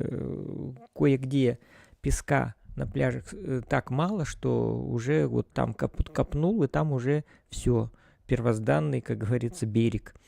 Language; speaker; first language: Russian; native; Russian